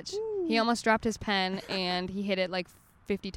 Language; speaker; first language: English; native; English